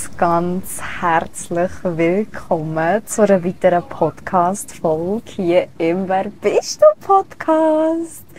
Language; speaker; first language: German; native; German